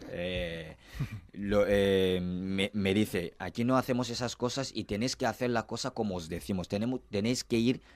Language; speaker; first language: Spanish; non-native, fluent; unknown